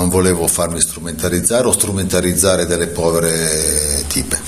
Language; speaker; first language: Italian; native; Italian